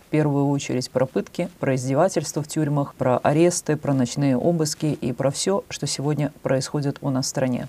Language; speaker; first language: Russian; native; Russian